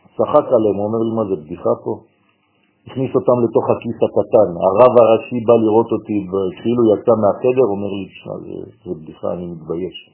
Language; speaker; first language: Hebrew; non-native, fluent; French